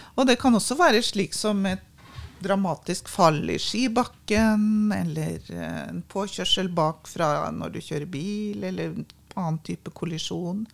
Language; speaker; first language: Norwegian; native; Norwegian